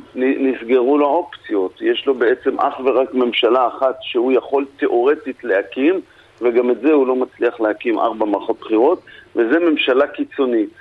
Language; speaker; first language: Hebrew; native; Hebrew